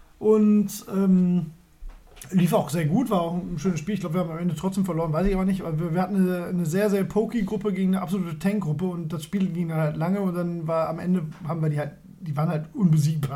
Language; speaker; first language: German; native; German